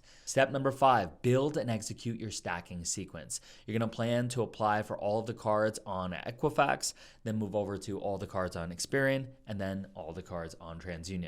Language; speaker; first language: English; native; English